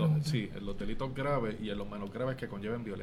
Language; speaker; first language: Spanish; native; Spanish